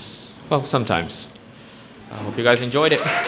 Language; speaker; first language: English; native; English